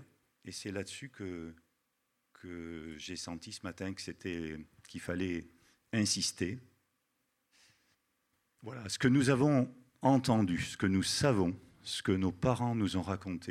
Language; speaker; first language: French; native; French